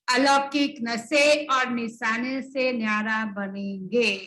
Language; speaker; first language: Hindi; non-native, local second language; Bangla